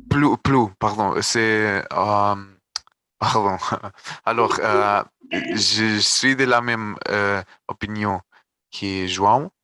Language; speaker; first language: French; non-native, learner; Portuguese